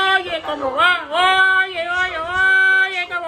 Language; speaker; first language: Spanish; non-native, learner; English